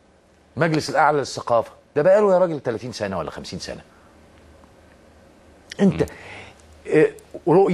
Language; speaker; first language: Arabic; native; Arabic